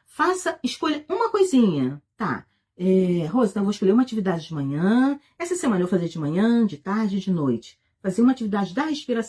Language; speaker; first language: Portuguese; native; Portuguese